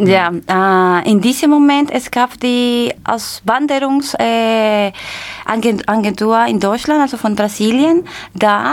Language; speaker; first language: German; non-native, learner; Spanish